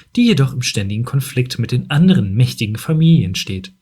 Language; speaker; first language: German; native; German